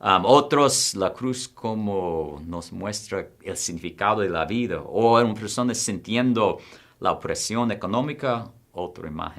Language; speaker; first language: Spanish; non-native, fluent; English